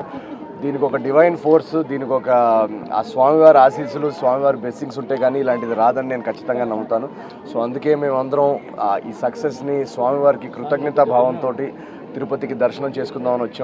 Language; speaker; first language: Telugu; native; Telugu